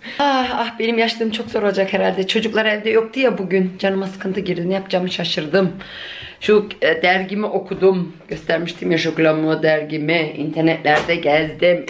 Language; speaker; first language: Turkish; early bilingual, heritage; Turkish